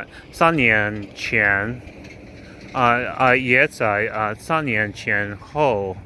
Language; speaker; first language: Chinese; non-native, learner; English